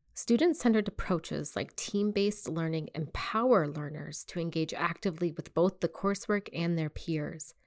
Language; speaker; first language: English; native; English